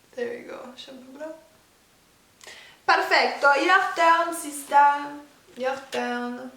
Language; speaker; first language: Norwegian; native; Norwegian